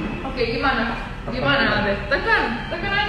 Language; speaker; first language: Indonesian; non-native, fluent; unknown